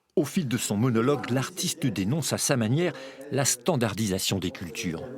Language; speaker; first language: French; native; French